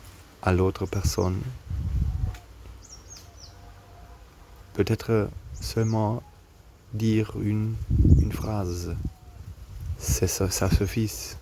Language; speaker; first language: French; non-native, learner; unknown